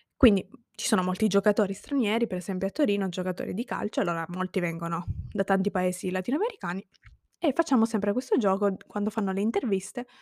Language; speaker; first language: Italian; native; Italian